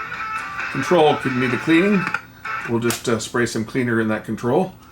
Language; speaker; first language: English; native; English